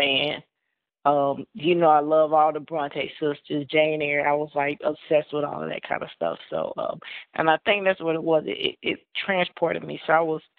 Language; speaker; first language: English; native; English